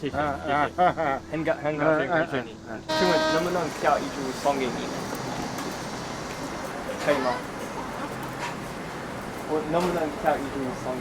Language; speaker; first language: Chinese; non-native, learner; English